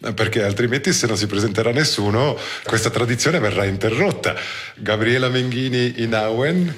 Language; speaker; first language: Italian; native; Italian